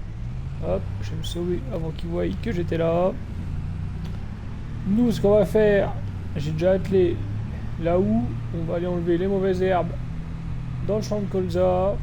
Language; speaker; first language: French; native; French